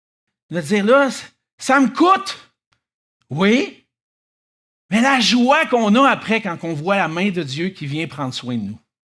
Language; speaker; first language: French; native; French